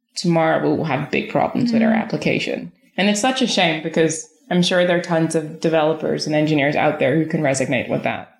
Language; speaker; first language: English; native; English